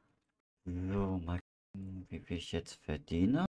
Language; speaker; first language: German; native; German